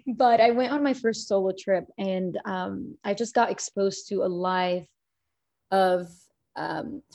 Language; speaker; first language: English; early bilingual, other home language; Arabic